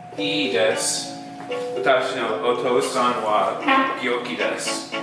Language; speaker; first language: Japanese; non-native, learner; English